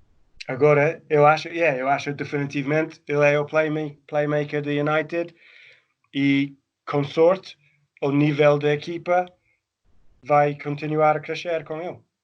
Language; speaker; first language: Portuguese; non-native, fluent; English